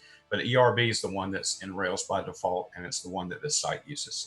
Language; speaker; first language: English; native; English